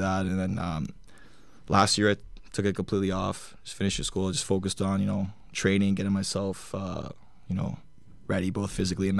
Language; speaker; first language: English; native; English